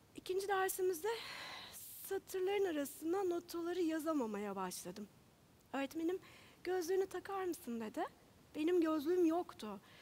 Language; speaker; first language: Turkish; native; Turkish